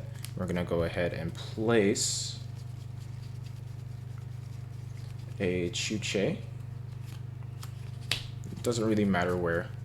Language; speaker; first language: English; native; English